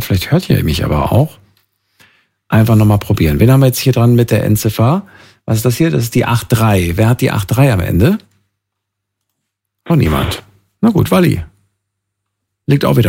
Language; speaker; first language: German; native; German